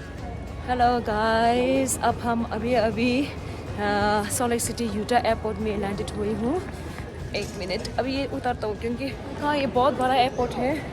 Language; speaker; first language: Hindi; non-native, local second language; Tibetan